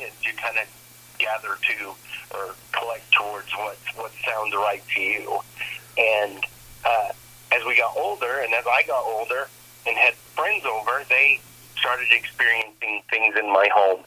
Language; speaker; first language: English; native; English